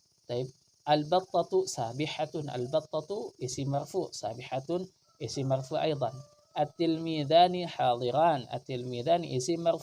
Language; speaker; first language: Arabic; non-native, fluent; Indonesian